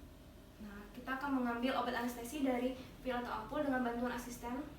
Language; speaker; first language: Indonesian; native; Indonesian